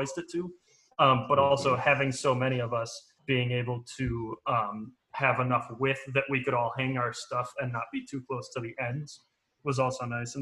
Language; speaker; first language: English; native; English